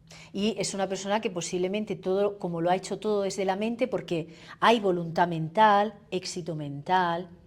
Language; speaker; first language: Spanish; native; Spanish